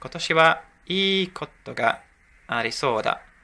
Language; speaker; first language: Japanese; non-native, learner; English